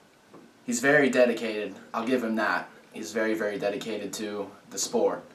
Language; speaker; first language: English; native; English